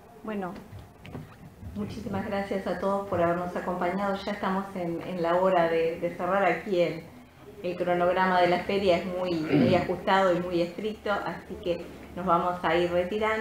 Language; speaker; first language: Spanish; native; Spanish